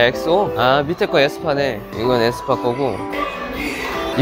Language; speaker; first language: Korean; native; Korean